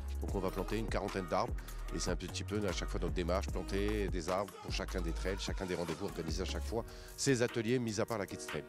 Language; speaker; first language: French; non-native, local second language; Arabic